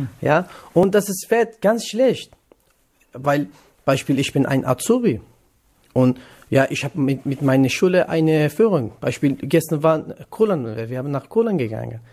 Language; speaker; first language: German; non-native, learner; Kurdish